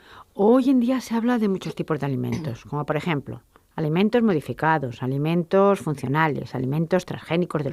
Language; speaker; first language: Spanish; native; Spanish